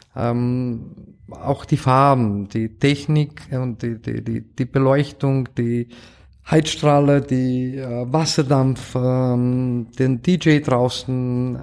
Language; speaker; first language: German; non-native, fluent; Romanian